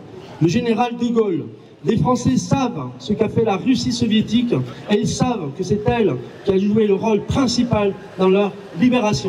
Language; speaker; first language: French; native; French